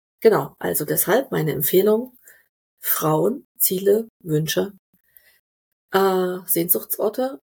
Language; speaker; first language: German; native; German